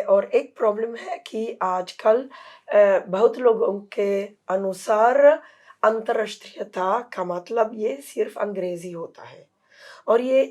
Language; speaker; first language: Hindi; non-native, fluent; Italian